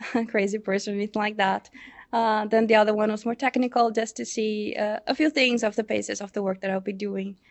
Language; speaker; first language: English; non-native, fluent; Portuguese